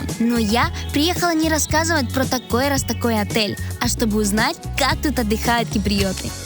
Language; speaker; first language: Russian; native; Russian